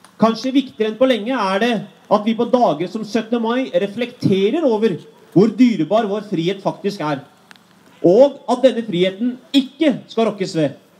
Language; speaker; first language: Norwegian; early bilingual, other home language; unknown